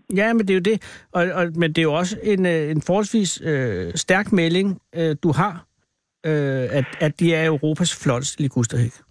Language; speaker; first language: Danish; native; Danish